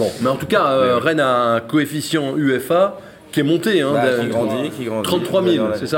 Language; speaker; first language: French; native; French